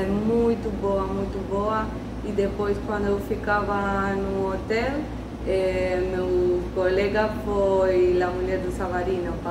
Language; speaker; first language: Portuguese; non-native, learner; Spanish